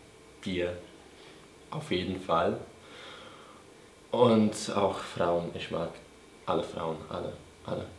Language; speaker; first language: German; non-native, fluent; Polish